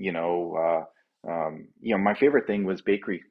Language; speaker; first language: English; native; English